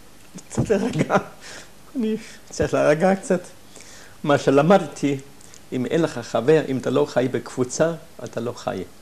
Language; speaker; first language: Hebrew; non-native, fluent; German